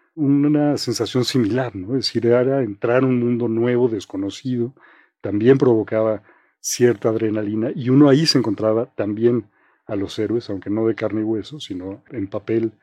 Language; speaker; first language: Spanish; native; Spanish